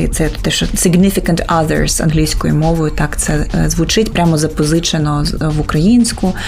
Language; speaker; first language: Ukrainian; native; Ukrainian